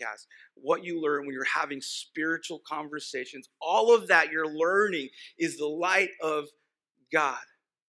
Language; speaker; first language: English; early bilingual, other home language; Spanish